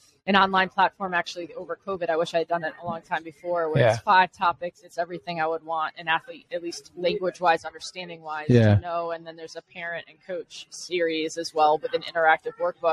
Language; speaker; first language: English; native; English